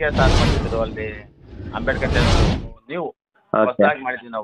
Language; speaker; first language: Kannada; native; Kannada